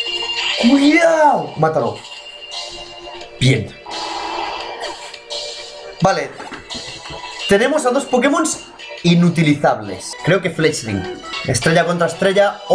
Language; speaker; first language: Spanish; native; Spanish